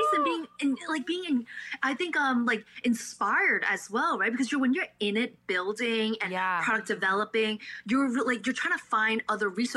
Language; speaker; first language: English; early bilingual, other home language; Cantonese